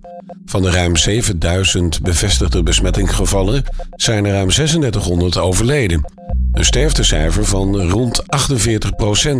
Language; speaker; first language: Dutch; native; Dutch